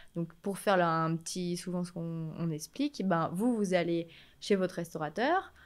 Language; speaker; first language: French; native; French